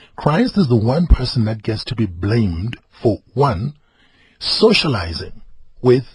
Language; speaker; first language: English; non-native, local second language; Zulu